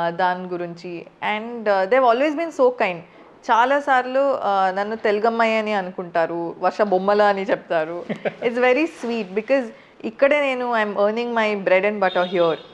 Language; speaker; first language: Telugu; non-native, fluent; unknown